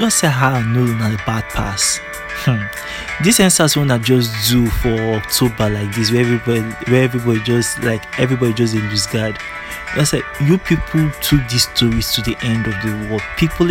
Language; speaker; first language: English; non-native, local second language; Igbo